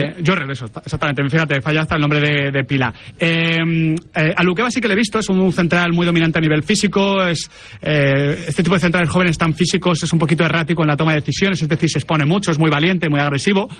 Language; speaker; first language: Spanish; native; Spanish